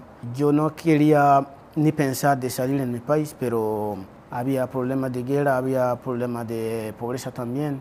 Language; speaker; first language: Spanish; non-native, fluent; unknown